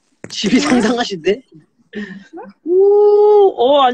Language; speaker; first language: Korean; native; Korean